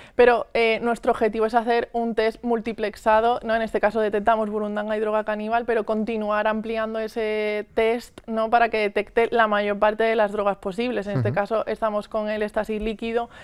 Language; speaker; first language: Spanish; native; Spanish